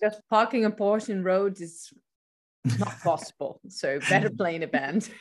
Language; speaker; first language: English; non-native, fluent; Dutch